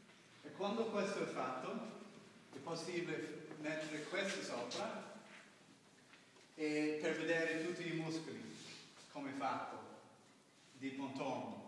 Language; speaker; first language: Italian; non-native, learner; English